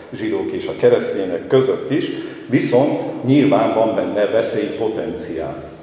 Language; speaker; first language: Hungarian; native; Hungarian